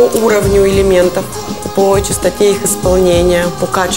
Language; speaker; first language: Russian; native; Russian